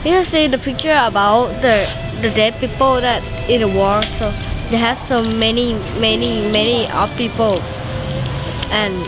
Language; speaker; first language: English; non-native, learner; Thai